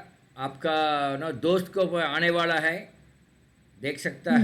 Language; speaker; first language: Hindi; non-native, local second language; Tamil